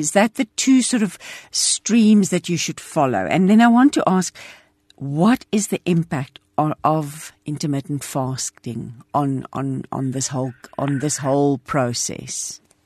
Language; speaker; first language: English; non-native, local second language; Afrikaans